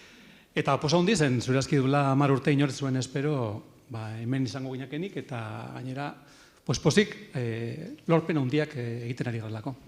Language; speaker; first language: Basque; native; Basque